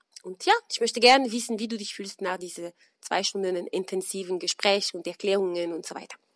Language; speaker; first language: German; non-native, fluent; French